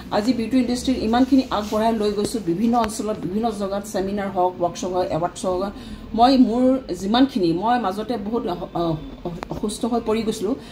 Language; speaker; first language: Assamese; native; Assamese